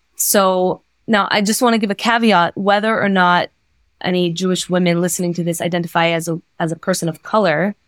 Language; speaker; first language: English; native; English